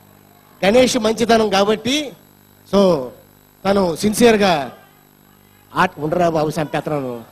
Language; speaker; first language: Telugu; native; Telugu